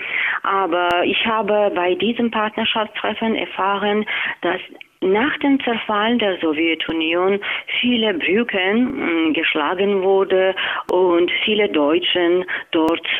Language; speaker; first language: German; non-native, fluent; Georgian